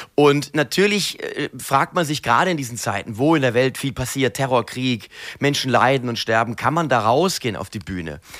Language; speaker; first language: German; native; German